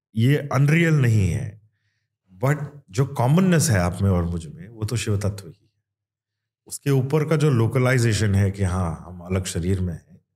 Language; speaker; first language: Hindi; non-native, local second language; Kannada